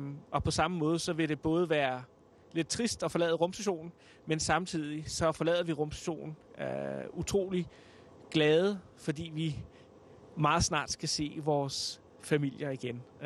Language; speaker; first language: Danish; native; Danish